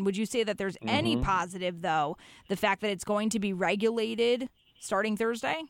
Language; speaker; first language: English; native; English